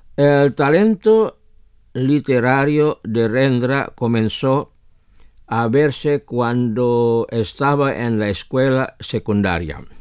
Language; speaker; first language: Spanish; non-native, fluent; Indonesian